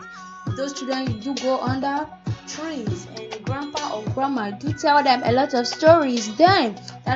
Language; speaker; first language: English; non-native, local second language; Yoruba